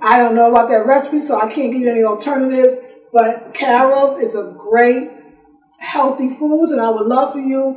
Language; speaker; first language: English; native; English